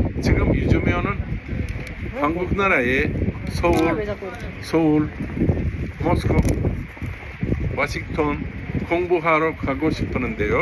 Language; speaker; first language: Korean; non-native, learner; Uzbek